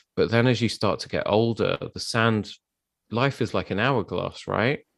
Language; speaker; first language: English; native; English